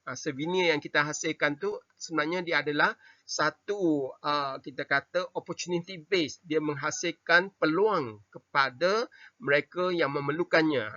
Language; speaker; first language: Malay; non-native, local second language; Chinese